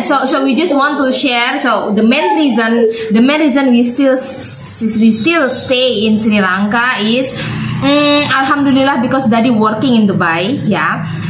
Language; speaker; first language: English; non-native, learner; Indonesian